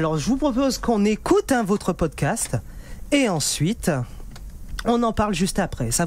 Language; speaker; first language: French; native; French